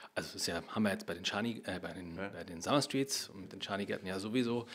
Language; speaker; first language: German; native; German